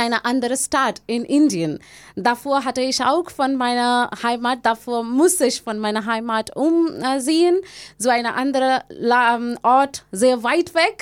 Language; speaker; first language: German; non-native, fluent; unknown